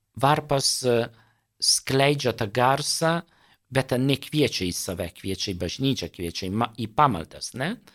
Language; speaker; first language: Lithuanian; non-native, fluent; Italian